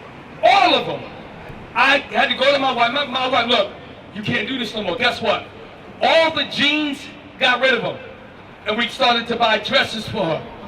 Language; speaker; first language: English; native; English